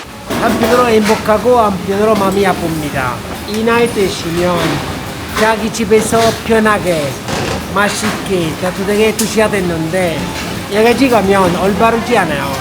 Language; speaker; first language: Korean; non-native, fluent; Italian